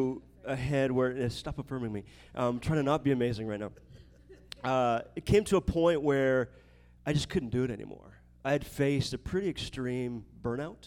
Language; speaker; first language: English; native; English